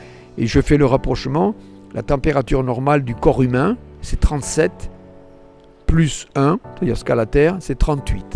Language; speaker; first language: French; native; French